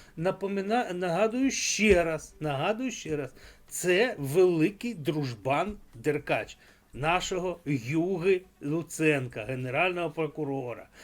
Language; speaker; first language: Ukrainian; non-native, local second language; Russian